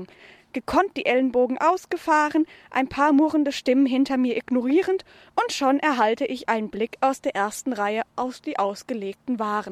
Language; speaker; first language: German; native; German